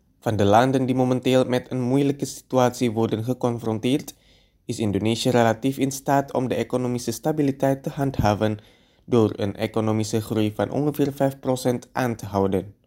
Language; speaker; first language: Dutch; non-native, fluent; Indonesian